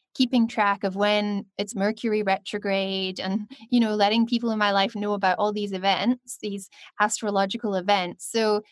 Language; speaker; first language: English; native; English